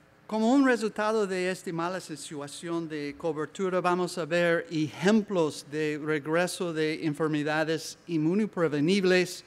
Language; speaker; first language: Spanish; non-native, learner; English